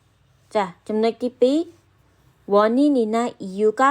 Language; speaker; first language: Korean; non-native, fluent; Khmer